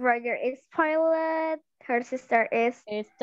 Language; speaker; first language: English; non-native, learner; Indonesian